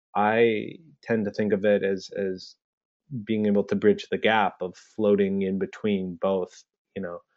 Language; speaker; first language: English; early bilingual, other home language; Spanish